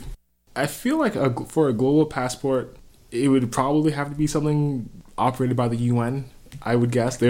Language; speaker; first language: English; native; English